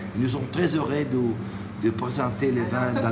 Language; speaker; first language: French; non-native, learner; Italian